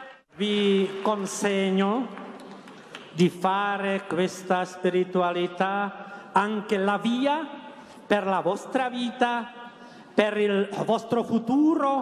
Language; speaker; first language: Italian; non-native, fluent; Czech